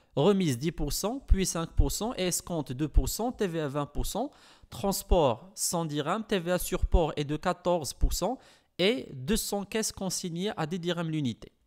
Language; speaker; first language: French; non-native, local second language; Arabic